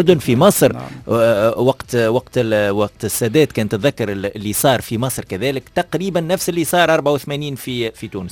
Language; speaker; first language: Arabic; native; Arabic